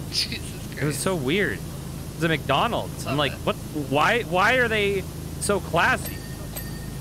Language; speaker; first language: English; native; English